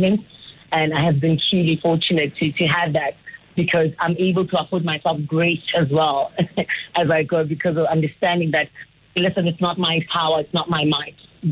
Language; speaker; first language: English; non-native, local second language; Northern Sotho